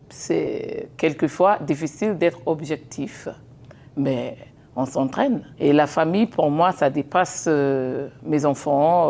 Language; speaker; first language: French; non-native, fluent; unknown